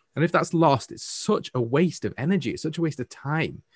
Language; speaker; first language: English; native; English